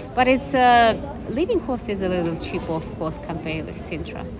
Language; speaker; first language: English; non-native, fluent; Russian